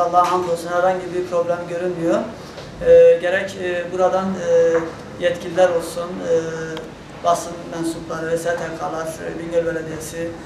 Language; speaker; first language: Turkish; native; Turkish